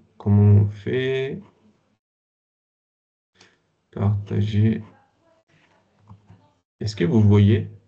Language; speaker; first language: French; non-native, fluent; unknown